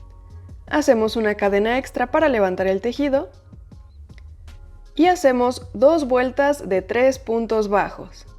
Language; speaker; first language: Spanish; native; Spanish